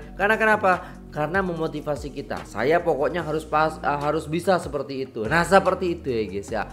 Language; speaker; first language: Indonesian; native; Indonesian